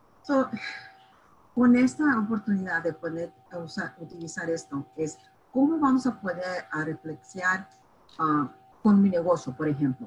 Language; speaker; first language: Spanish; early bilingual, heritage; Spanish